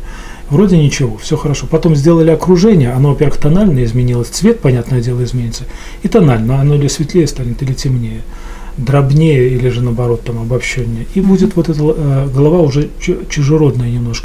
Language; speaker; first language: Russian; native; Russian